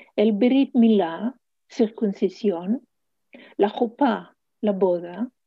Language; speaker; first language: Spanish; early bilingual, heritage; Hebrew